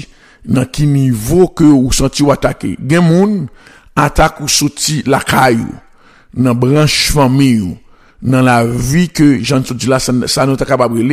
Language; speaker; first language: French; non-native, local second language; Haitian Creole